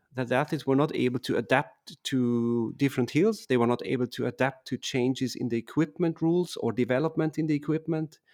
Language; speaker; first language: English; non-native, fluent; German